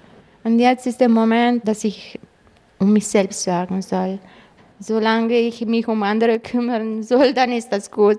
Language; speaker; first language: German; non-native, fluent; Croatian